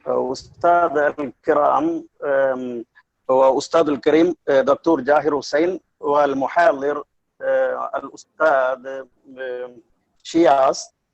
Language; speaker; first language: Arabic; non-native, fluent; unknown